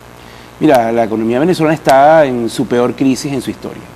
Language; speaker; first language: Spanish; native; Spanish